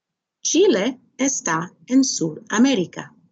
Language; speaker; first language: Spanish; non-native, fluent; English